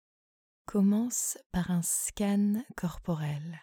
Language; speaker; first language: French; native; French